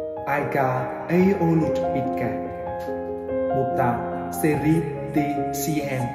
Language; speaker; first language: Finnish; non-native, learner; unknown